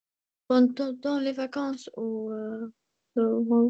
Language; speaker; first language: French; non-native, learner; Arabic